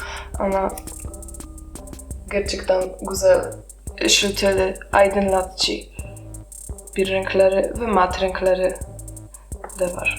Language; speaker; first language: Turkish; non-native, learner; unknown